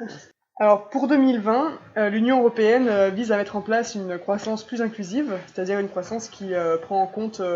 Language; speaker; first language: French; native; French